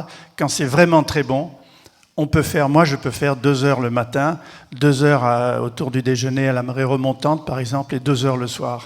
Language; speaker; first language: French; native; French